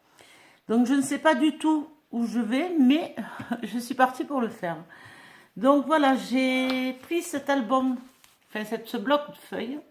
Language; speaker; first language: French; native; French